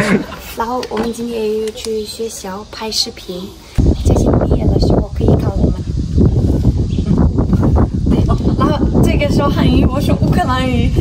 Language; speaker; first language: Chinese; non-native, learner; Ukrainian